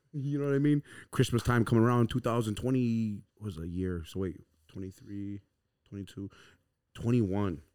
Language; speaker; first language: English; native; English